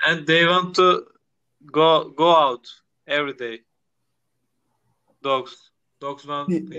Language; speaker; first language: English; non-native, learner; Turkish